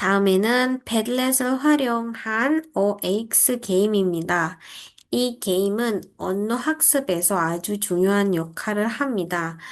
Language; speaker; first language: Korean; non-native, fluent; Indonesian